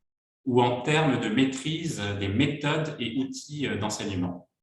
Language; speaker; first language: French; native; French